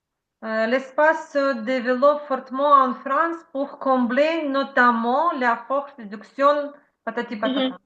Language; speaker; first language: French; non-native, learner; Ukrainian